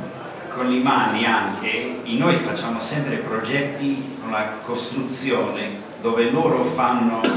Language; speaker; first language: Italian; non-native, learner; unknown